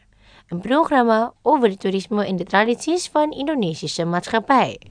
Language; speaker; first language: Dutch; non-native, learner; Indonesian